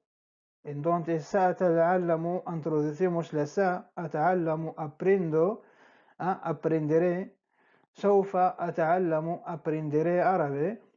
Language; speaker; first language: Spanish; non-native, fluent; Arabic